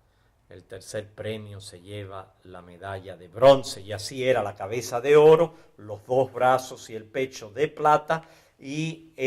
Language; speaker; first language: Spanish; native; Spanish